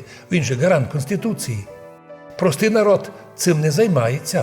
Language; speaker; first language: Ukrainian; non-native, local second language; Rusyn